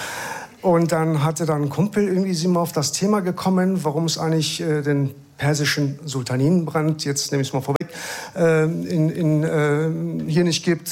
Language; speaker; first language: German; early bilingual, other home language; Persian